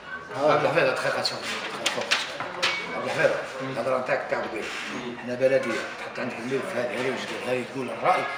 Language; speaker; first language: Arabic; native; Arabic